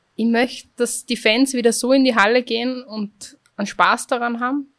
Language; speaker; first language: German; native; German